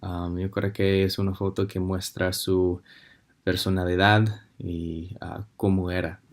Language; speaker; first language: Spanish; non-native, fluent; English